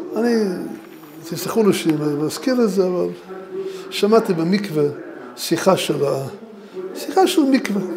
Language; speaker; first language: Hebrew; non-native, fluent; Russian